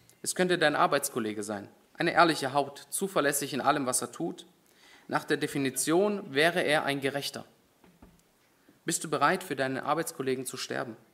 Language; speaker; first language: German; native; German